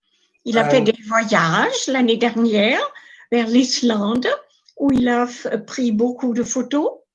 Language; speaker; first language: French; non-native, fluent; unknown